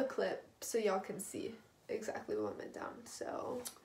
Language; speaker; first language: English; native; English